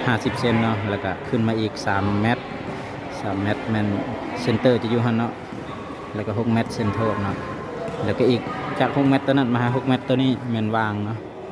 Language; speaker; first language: Thai; native; Thai